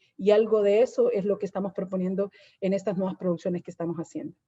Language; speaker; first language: Spanish; native; Spanish